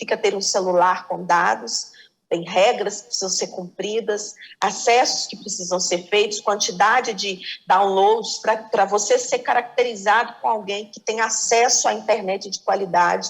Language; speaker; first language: Portuguese; native; Portuguese